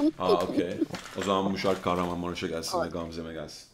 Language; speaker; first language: Turkish; early bilingual, heritage; Turkish